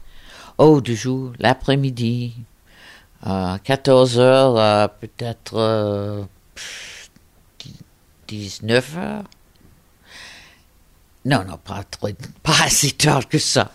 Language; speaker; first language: French; non-native, fluent; English